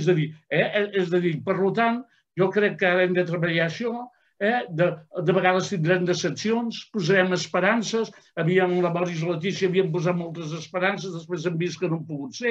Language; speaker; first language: Catalan; native; Catalan